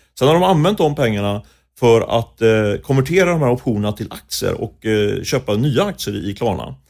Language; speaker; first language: Swedish; native; Swedish